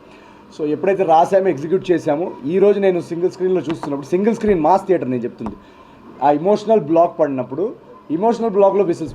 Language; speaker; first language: Telugu; native; Telugu